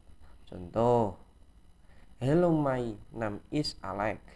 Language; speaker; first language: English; non-native, learner; Indonesian